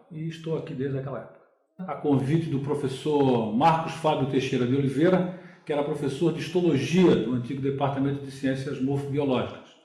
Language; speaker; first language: Portuguese; native; Portuguese